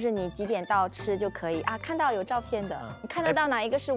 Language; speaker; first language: Chinese; native; Chinese